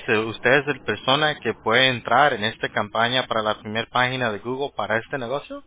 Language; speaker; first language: Spanish; early bilingual, heritage; Spanish